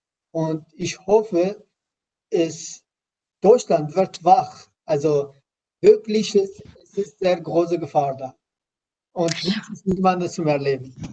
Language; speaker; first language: German; non-native, learner; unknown